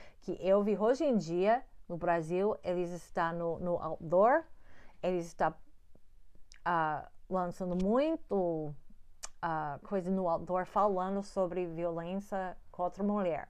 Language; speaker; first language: Portuguese; non-native, learner; English